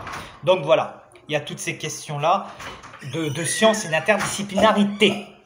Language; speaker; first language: French; native; French